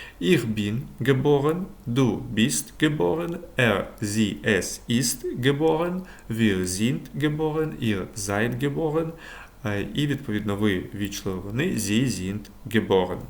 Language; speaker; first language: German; non-native, fluent; Ukrainian